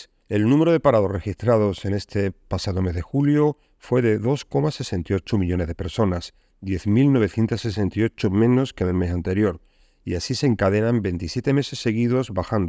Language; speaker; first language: Spanish; native; Spanish